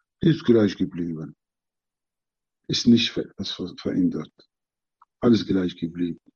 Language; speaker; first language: German; non-native, learner; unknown